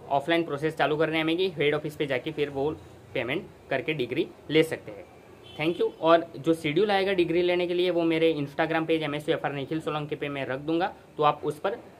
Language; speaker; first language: Hindi; non-native, local second language; Gujarati